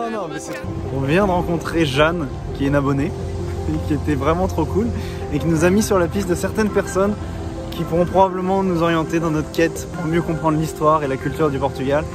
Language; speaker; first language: French; native; French